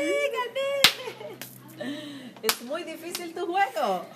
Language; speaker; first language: Spanish; non-native, learner; English